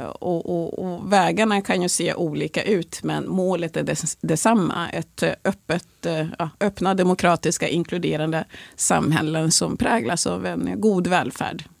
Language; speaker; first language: Swedish; early bilingual, other home language; Swahili